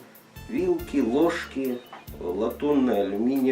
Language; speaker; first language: Russian; native; Russian